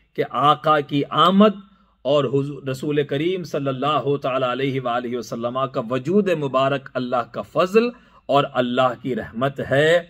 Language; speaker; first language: Urdu; native; Urdu